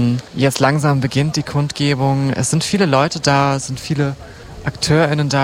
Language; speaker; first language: German; native; German